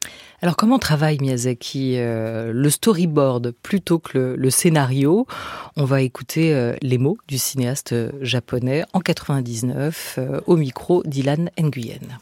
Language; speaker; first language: French; native; French